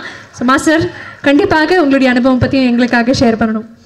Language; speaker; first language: Tamil; native; Tamil